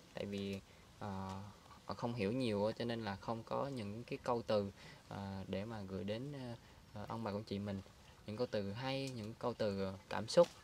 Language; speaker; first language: Vietnamese; native; Vietnamese